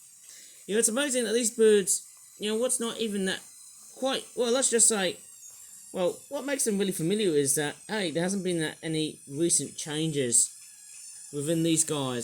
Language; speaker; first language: English; native; English